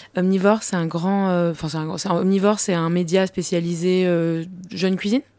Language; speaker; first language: French; native; French